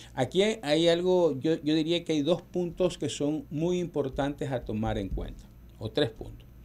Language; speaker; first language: Spanish; native; Spanish